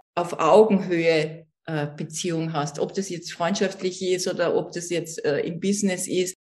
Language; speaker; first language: German; native; German